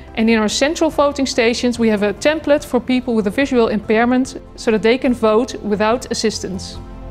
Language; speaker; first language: English; non-native, fluent; Dutch